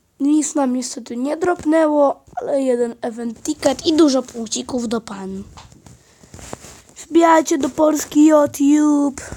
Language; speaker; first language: Polish; native; Polish